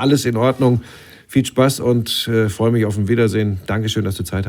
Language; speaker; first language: German; native; German